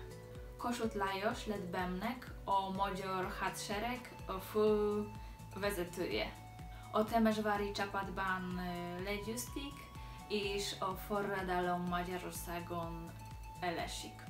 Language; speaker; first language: Hungarian; non-native, learner; Polish